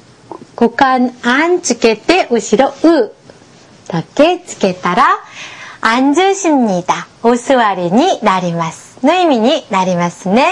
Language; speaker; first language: Japanese; non-native, fluent; Korean